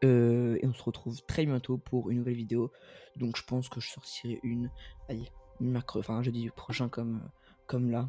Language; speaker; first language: French; native; French